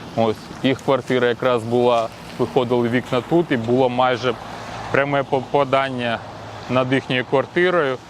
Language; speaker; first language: Ukrainian; native; Ukrainian